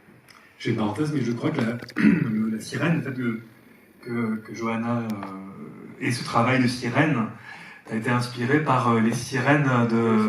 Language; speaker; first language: French; native; French